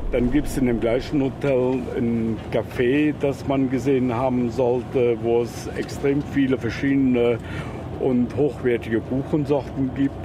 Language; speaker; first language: German; native; German